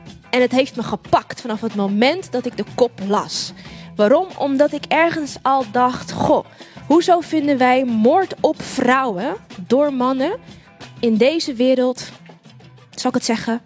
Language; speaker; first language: Dutch; native; Dutch